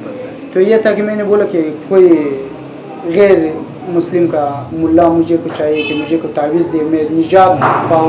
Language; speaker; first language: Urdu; non-native, learner; Persian